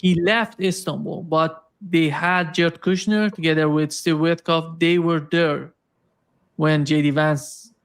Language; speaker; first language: English; non-native, fluent; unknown